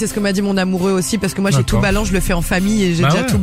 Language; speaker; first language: French; native; French